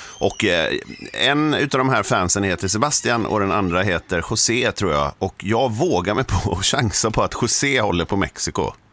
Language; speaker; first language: Swedish; native; Swedish